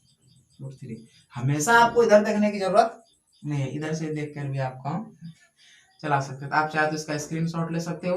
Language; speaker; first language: Hindi; native; Hindi